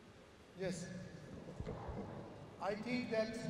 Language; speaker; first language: English; non-native, learner; Italian